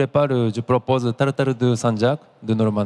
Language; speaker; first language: French; non-native, learner; Japanese